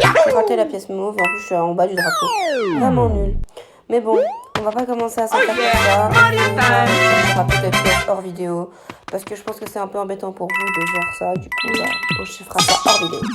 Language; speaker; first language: French; native; French